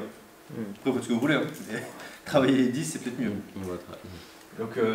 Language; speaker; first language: French; native; French